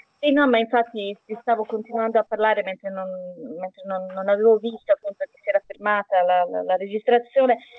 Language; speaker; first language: Italian; non-native, fluent; Bosnian